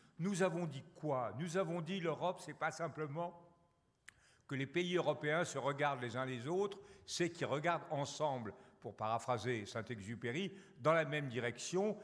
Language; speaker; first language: French; native; French